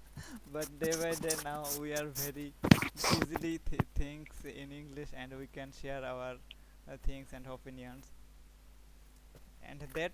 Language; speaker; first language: English; non-native, learner; Bangla